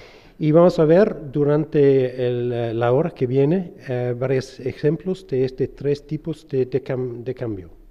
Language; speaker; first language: Spanish; non-native, fluent; English